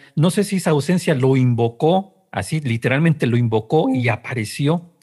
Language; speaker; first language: Spanish; native; Spanish